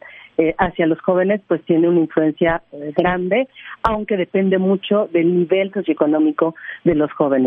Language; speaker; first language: Spanish; native; Spanish